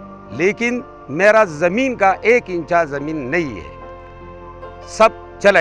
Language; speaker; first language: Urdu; non-native, local second language; Pashto